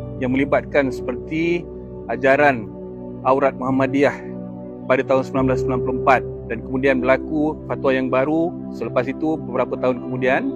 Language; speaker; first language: Malay; native; Malay